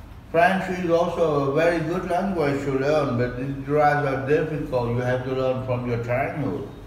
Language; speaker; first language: English; non-native, fluent; Vietnamese